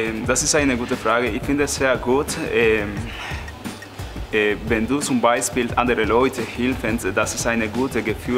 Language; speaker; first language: German; non-native, learner; Spanish